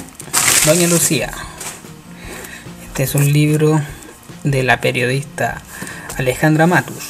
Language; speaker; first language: Spanish; native; Spanish